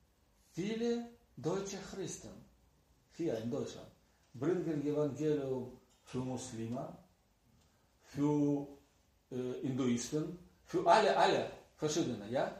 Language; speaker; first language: German; non-native, learner; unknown